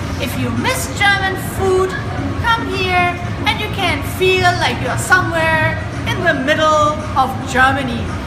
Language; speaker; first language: English; non-native, fluent; German